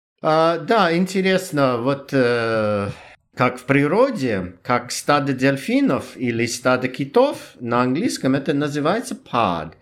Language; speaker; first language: Russian; non-native, fluent; English